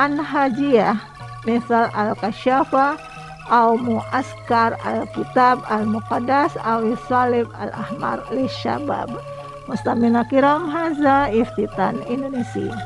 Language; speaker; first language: Arabic; non-native, fluent; Indonesian